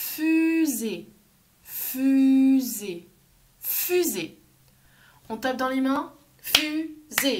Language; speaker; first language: French; native; French